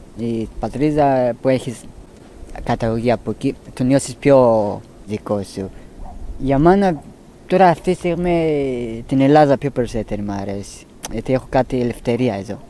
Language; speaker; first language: Greek; non-native, learner; Persian